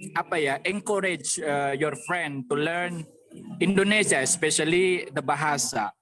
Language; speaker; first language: English; non-native, learner; Indonesian